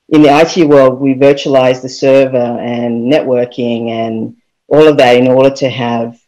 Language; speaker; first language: English; native; English